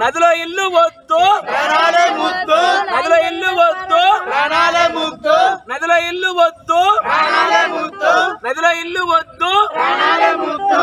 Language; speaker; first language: Telugu; native; Telugu